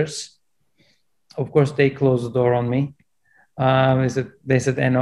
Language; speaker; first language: English; non-native, fluent; Turkish